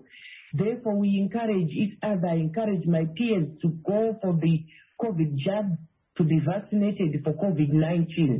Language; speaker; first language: English; non-native, local second language; Shona